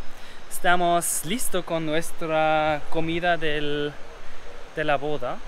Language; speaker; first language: Spanish; non-native, learner; German